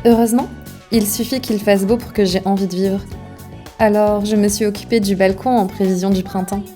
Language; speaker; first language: French; native; French